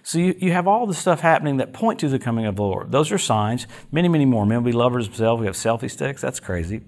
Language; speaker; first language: English; native; English